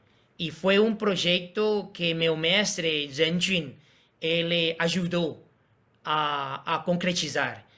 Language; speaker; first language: Portuguese; non-native, fluent; Spanish